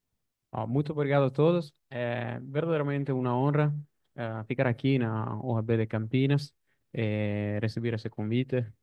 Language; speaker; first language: Portuguese; non-native, fluent; Italian